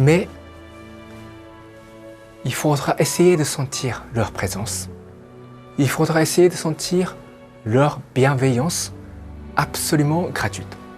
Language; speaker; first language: French; non-native, fluent; Japanese